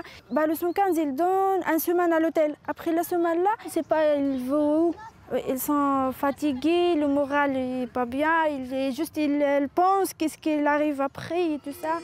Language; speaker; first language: French; non-native, fluent; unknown